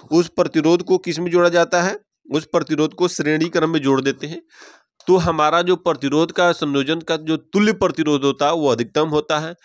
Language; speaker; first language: Hindi; native; Hindi